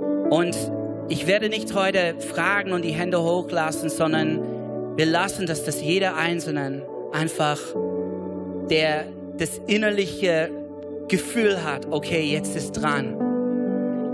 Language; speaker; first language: German; non-native, fluent; English